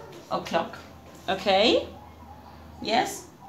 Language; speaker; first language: English; non-native, fluent; Spanish